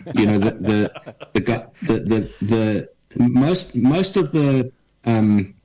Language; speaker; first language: English; native; English